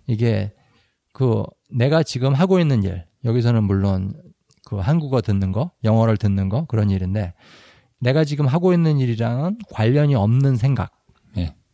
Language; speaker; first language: Korean; native; Korean